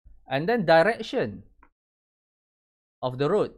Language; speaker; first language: English; non-native, local second language; Malay